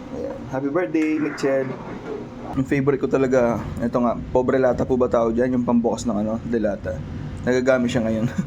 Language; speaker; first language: Filipino; native; Filipino